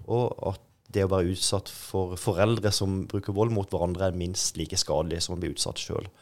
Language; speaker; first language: Norwegian; native; Norwegian